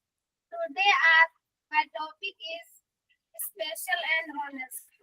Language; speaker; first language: English; non-native, learner; Hindi